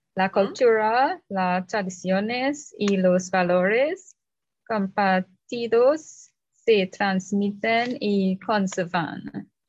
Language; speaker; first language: Spanish; non-native, learner; English